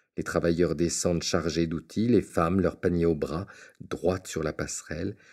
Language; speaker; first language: French; native; French